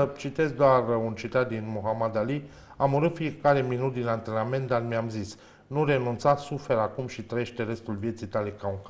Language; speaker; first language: Romanian; native; Romanian